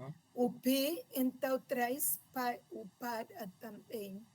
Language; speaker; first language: Portuguese; non-native, fluent; Spanish